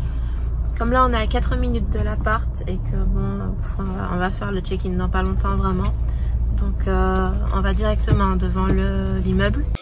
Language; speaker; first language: French; native; French